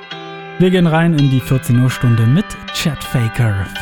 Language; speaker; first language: German; native; German